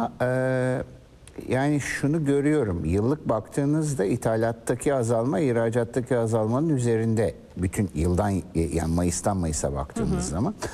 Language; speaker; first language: Turkish; native; Turkish